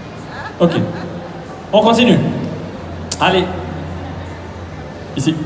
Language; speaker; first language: French; native; French